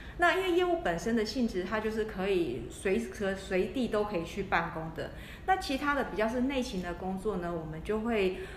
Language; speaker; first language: Chinese; native; Chinese